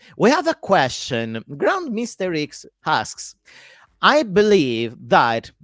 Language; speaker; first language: English; non-native, fluent; Italian